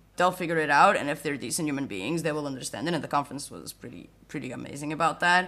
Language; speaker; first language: English; non-native, fluent; Portuguese